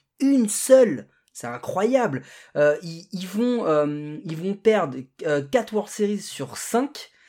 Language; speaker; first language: French; native; French